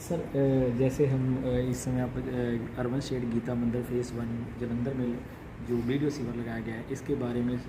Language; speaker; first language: Hindi; non-native, local second language; Punjabi